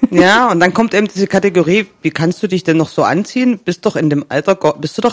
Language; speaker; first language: German; native; German